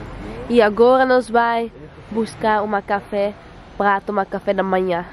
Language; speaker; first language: Portuguese; non-native, learner; Dutch